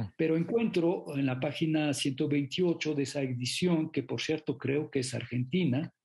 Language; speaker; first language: Spanish; non-native, fluent; French